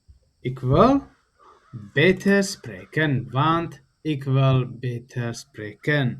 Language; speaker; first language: Dutch; non-native, learner; Tigrinya